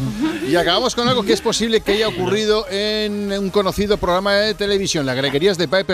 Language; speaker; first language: Spanish; native; Spanish